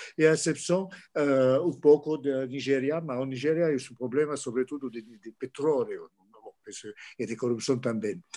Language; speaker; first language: Portuguese; non-native, fluent; French